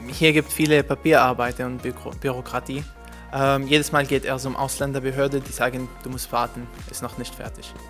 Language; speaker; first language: German; non-native, fluent; Arabic